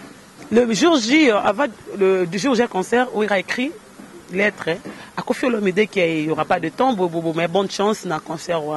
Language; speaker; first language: French; non-native, local second language; Lingala